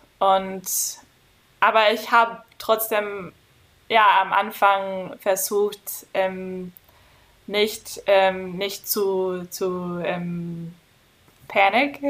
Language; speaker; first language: German; non-native, fluent; English